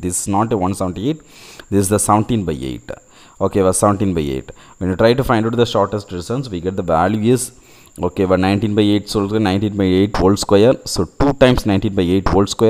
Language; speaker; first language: English; non-native, local second language; Tamil